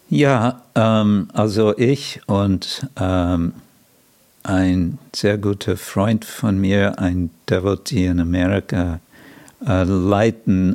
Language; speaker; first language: German; non-native, fluent; English